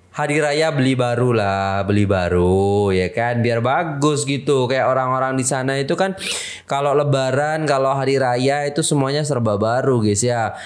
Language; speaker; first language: Indonesian; native; Indonesian